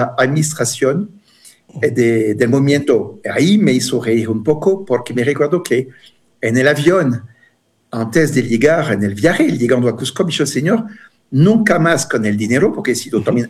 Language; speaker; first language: Spanish; non-native, fluent; French